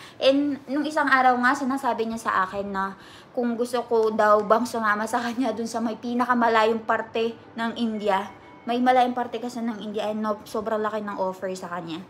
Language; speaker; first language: Filipino; native; Filipino